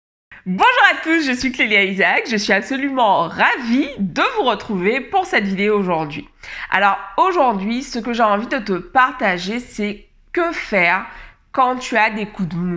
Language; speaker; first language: French; native; French